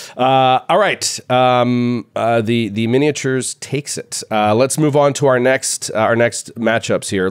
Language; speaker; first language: English; native; English